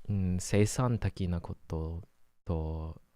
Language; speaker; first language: Japanese; non-native, learner; English